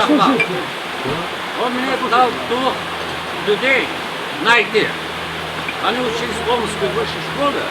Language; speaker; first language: Russian; non-native, fluent; Azerbaijani